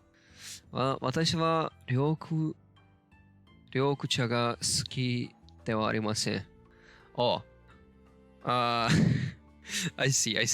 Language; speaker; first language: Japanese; non-native, learner; Turkish